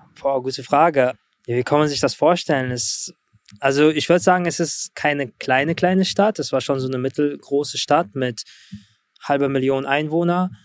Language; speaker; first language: German; early bilingual, other home language; Russian